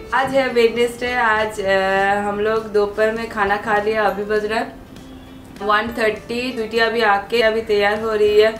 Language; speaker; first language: Hindi; non-native, local second language; Bangla